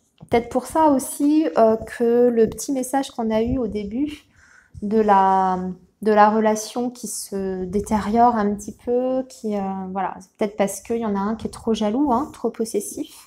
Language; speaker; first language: French; native; French